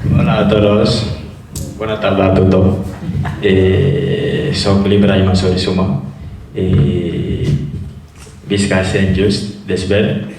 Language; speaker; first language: Catalan; non-native, learner; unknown